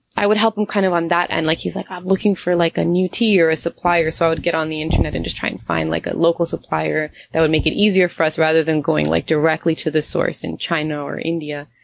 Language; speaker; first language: English; native; English